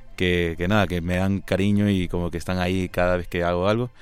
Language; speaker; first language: Spanish; native; Spanish